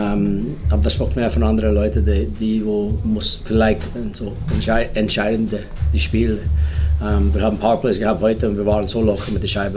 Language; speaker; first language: German; non-native, learner; English